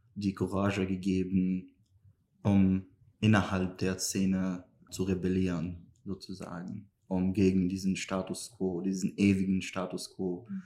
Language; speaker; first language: German; non-native, fluent; Arabic